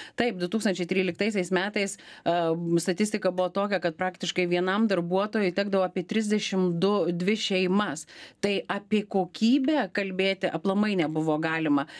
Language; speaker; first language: Lithuanian; native; Lithuanian